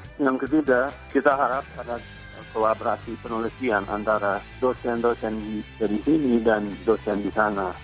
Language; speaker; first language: Indonesian; non-native, fluent; English